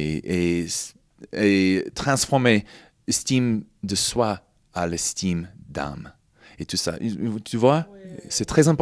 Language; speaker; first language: French; non-native, fluent; English